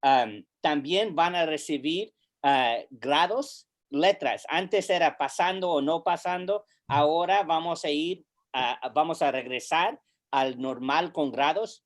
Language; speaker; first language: Spanish; early bilingual, heritage; English